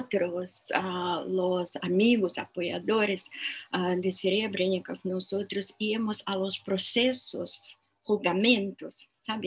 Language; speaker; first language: Spanish; non-native, fluent; Russian